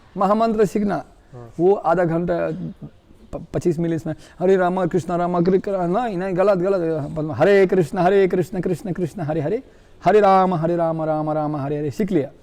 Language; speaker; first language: Hindi; non-native, fluent; Russian